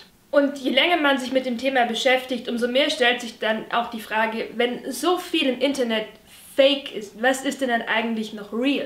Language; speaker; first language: German; native; German